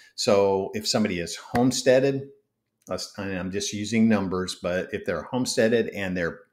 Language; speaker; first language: English; native; English